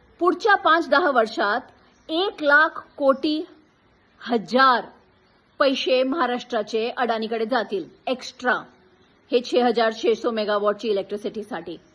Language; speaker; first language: Marathi; non-native, local second language; Hindi